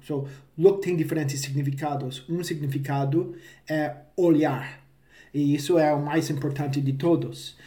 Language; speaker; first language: Portuguese; non-native, fluent; English